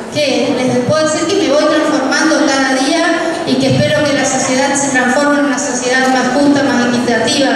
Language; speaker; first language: Spanish; native; Spanish